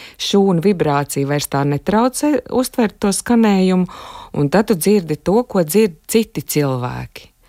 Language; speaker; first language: Latvian; native; Latvian